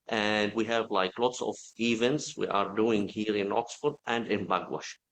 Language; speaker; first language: English; non-native, fluent; Arabic